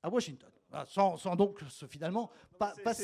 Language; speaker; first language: French; native; French